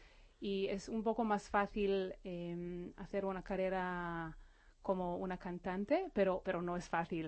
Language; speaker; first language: Spanish; non-native, fluent; Hebrew